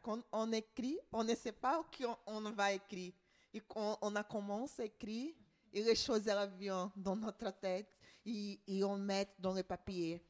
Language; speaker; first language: French; non-native, learner; Portuguese